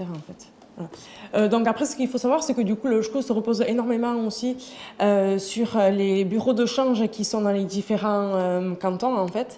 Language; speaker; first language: French; native; French